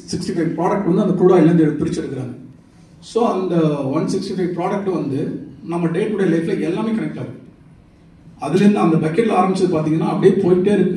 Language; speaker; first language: Tamil; native; Tamil